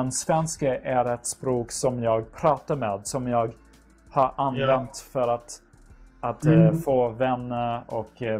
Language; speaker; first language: Swedish; non-native, fluent; English